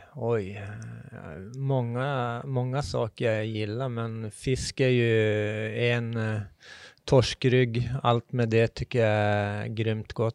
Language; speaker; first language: Swedish; native; Swedish